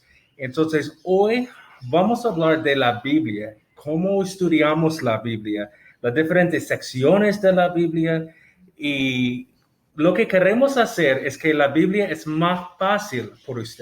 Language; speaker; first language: Spanish; non-native, fluent; English